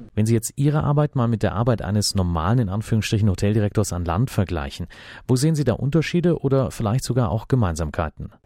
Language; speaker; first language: German; native; German